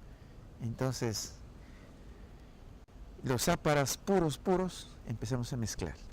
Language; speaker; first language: Spanish; non-native, local second language; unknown